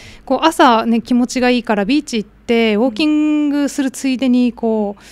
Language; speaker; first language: Japanese; native; Japanese